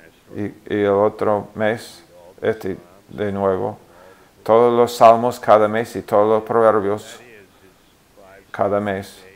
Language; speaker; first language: Spanish; non-native, fluent; English